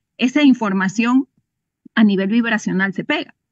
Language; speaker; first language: Spanish; native; Spanish